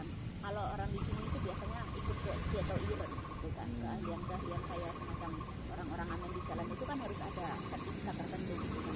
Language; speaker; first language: Indonesian; native; Indonesian